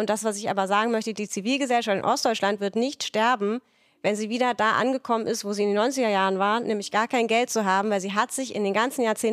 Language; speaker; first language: German; native; German